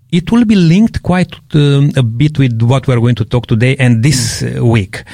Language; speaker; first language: English; non-native, fluent; Romanian